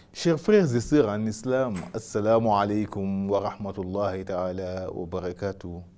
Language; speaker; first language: French; non-native, local second language; Wolof